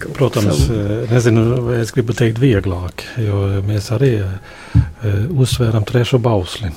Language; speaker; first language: Latvian; non-native, local second language; Polish